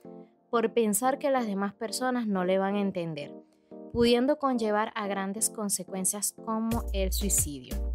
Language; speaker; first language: Spanish; native; Spanish